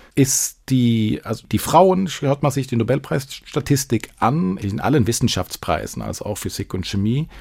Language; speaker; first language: German; non-native, fluent; Swedish